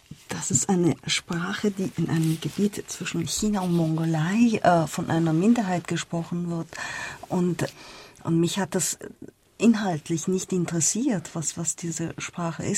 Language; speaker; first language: German; non-native, fluent; Persian